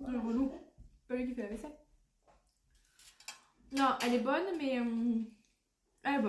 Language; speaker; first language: French; native; French